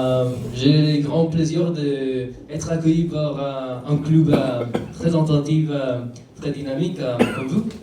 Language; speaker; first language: French; non-native, learner; Spanish